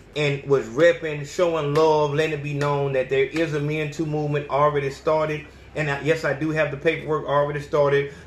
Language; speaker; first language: English; native; English